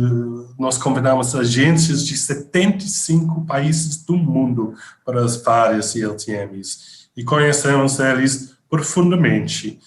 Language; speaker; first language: Portuguese; non-native, fluent; English